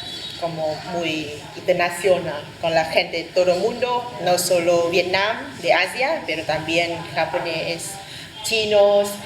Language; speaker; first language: Spanish; non-native, fluent; Vietnamese